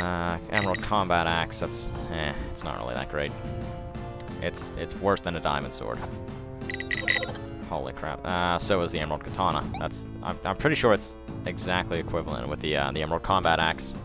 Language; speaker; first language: English; native; English